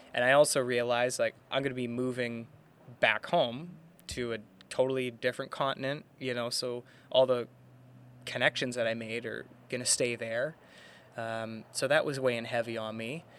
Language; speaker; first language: English; native; English